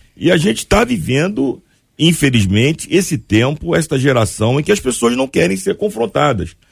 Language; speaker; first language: Portuguese; native; Portuguese